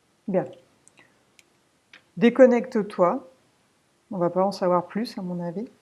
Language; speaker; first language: French; native; French